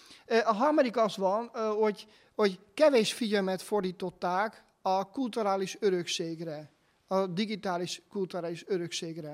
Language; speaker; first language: Hungarian; non-native, fluent; Dutch